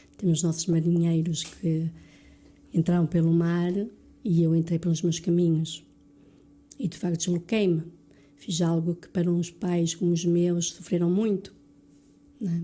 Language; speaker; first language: Portuguese; early bilingual, other home language; French